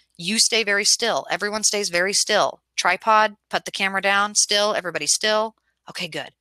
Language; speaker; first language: English; native; English